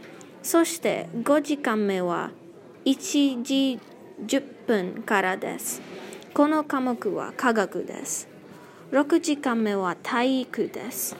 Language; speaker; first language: Japanese; non-native, learner; English